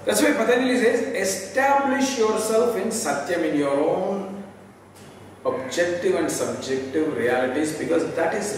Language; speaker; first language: English; non-native, local second language; Tamil